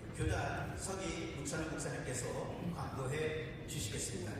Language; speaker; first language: Korean; native; Korean